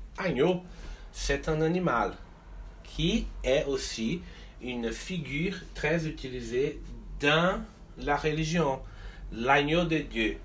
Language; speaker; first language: French; non-native, fluent; Portuguese